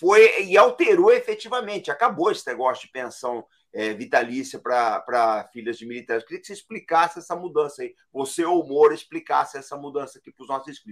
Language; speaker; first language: Portuguese; native; Portuguese